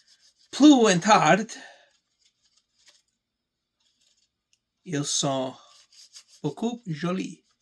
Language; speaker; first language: French; non-native, learner; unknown